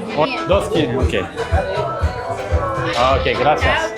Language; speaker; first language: Spanish; non-native, learner; Turkish